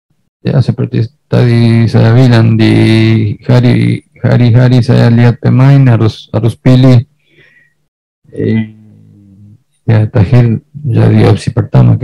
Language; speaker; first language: Indonesian; non-native, fluent; Spanish